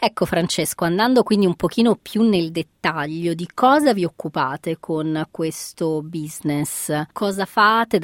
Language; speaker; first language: Italian; native; Italian